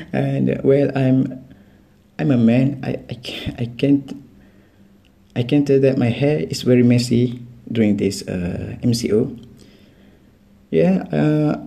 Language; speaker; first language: English; non-native, local second language; Malay